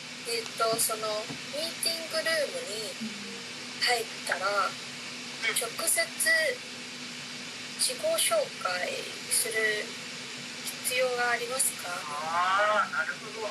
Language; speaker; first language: Japanese; non-native, fluent; Chinese